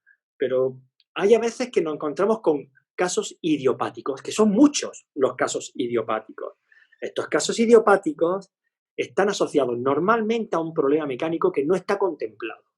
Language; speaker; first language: Spanish; native; Spanish